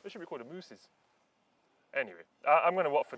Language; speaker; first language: English; early bilingual, other home language; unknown